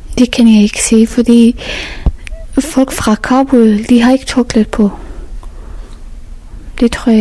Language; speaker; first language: Danish; non-native, learner; Persian